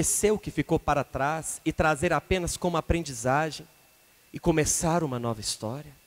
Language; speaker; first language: Portuguese; native; Portuguese